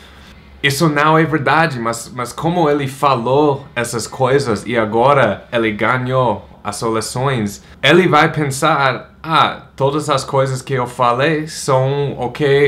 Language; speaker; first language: Portuguese; non-native, fluent; English